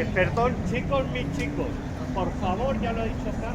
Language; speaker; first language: Spanish; native; Spanish